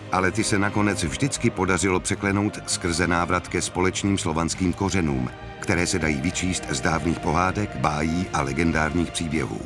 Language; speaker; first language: Czech; native; Czech